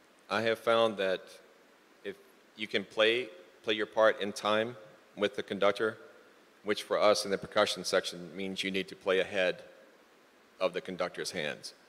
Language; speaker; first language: English; native; English